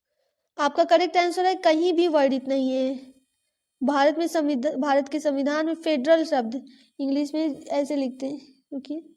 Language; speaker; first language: Hindi; native; Hindi